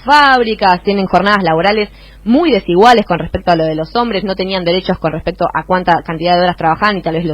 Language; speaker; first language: Spanish; native; Spanish